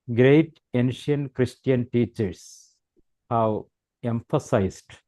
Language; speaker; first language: English; non-native, local second language; Malayalam